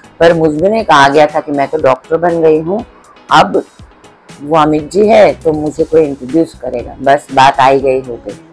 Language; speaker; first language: Hindi; non-native, local second language; Marathi